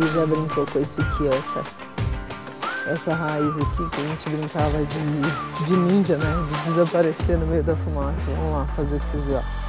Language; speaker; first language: Portuguese; native; Portuguese